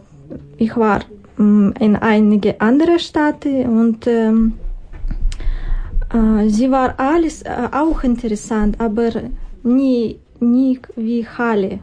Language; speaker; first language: German; non-native, learner; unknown